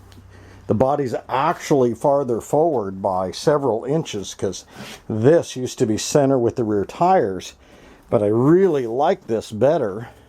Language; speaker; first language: English; native; English